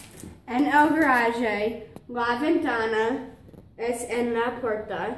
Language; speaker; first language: Spanish; non-native, learner; English